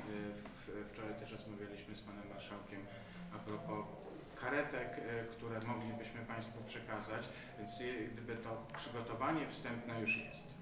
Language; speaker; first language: Polish; native; Polish